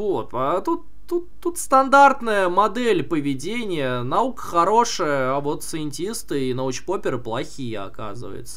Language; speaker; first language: Russian; native; Russian